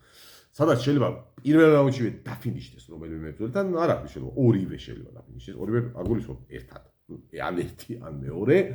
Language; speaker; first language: Georgian; native; Georgian